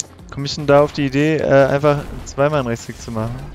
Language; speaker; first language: German; native; German